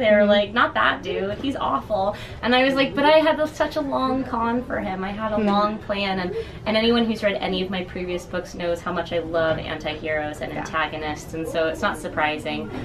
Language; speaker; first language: English; native; English